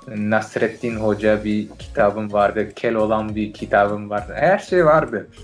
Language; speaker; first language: Turkish; non-native, fluent; French